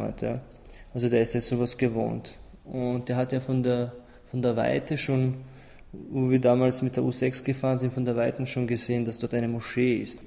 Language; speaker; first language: German; early bilingual, other home language; Albanian